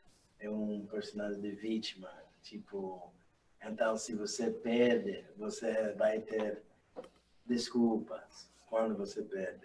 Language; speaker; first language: Portuguese; non-native, learner; English